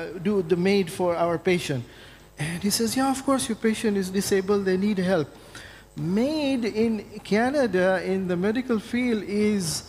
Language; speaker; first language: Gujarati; early bilingual, heritage; Gujarati